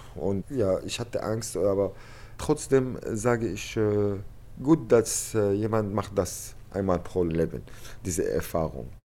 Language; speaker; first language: German; non-native, learner; Arabic